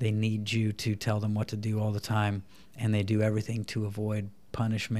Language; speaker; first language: English; native; English